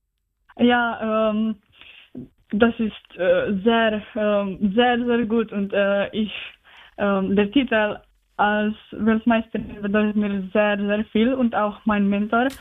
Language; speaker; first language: German; non-native, learner; Slovenian